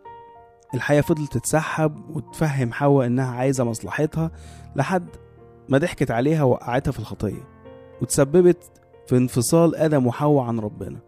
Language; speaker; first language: Arabic; native; Arabic